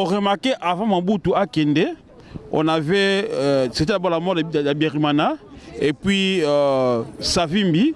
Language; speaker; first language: French; non-native, local second language; Lingala